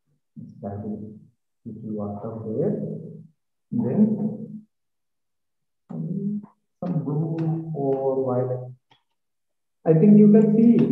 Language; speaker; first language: English; non-native, learner; Malayalam